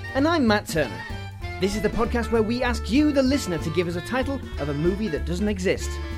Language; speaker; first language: English; native; English